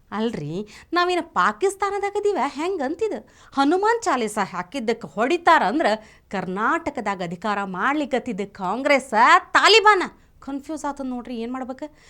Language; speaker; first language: Kannada; native; Kannada